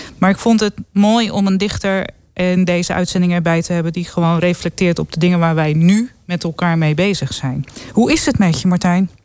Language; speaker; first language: Dutch; native; Dutch